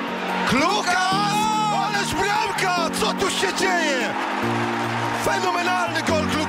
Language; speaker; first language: Polish; native; Polish